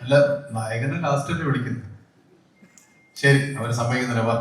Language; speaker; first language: Malayalam; native; Malayalam